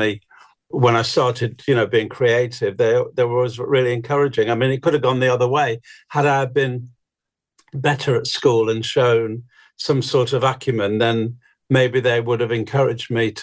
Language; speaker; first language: English; native; English